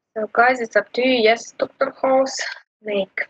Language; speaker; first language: English; non-native, fluent; Ukrainian